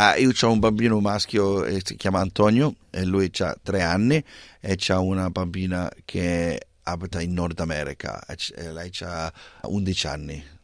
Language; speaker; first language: Italian; early bilingual, heritage; English